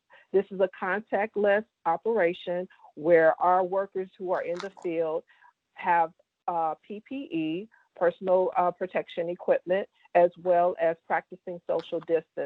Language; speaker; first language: English; native; English